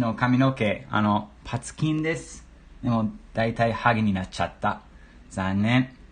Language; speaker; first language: Japanese; non-native, learner; English